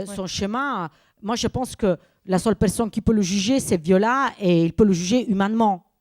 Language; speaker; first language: French; non-native, fluent; Italian